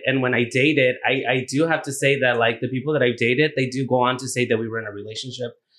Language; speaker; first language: English; native; English